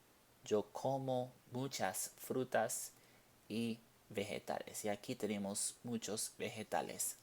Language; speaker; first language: Spanish; non-native, fluent; English